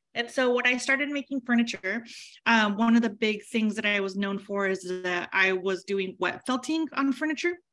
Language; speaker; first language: English; early bilingual, other home language; Spanish